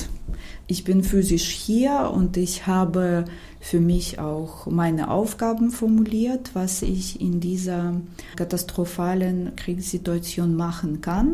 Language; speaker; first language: German; non-native, fluent; Ukrainian